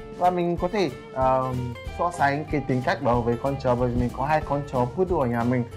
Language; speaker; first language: Vietnamese; non-native, fluent; Yoruba